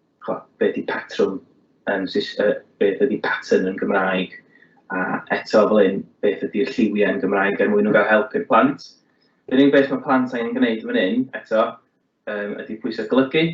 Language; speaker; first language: Welsh; native; Welsh